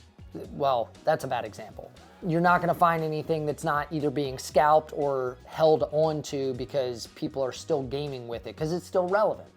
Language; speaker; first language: English; native; English